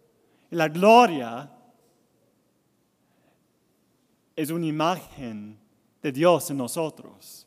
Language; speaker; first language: Spanish; non-native, learner; English